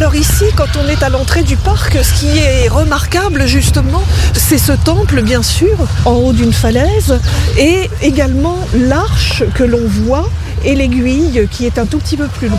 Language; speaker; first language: French; native; French